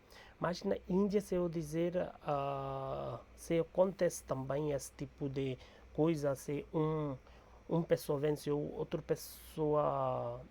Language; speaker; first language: Portuguese; non-native, learner; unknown